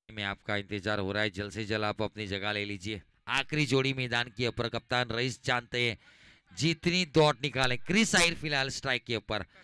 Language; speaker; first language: Hindi; non-native, local second language; Gujarati